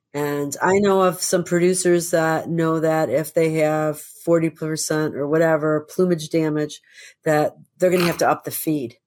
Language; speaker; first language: English; native; English